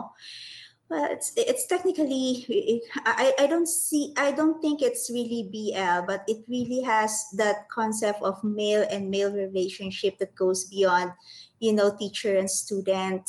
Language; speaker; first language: English; non-native, local second language; Filipino